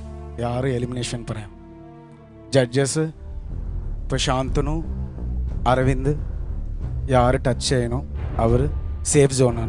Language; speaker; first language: Malayalam; non-native, learner; Tamil